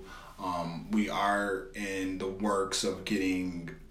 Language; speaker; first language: English; native; English